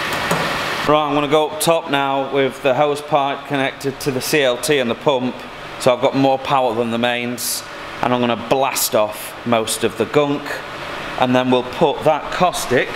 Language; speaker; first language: English; native; English